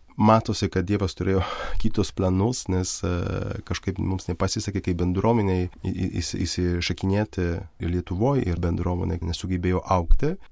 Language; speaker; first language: Lithuanian; non-native, local second language; Polish